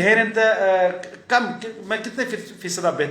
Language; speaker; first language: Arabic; non-native, learner; Urdu